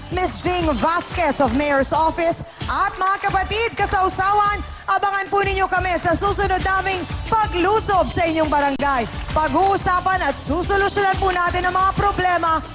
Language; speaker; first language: Filipino; native; Filipino